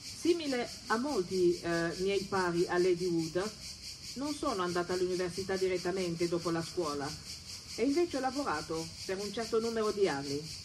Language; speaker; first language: Italian; non-native, fluent; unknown